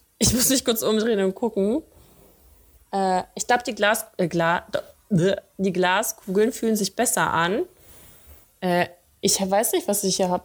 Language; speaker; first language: German; early bilingual, other home language; Russian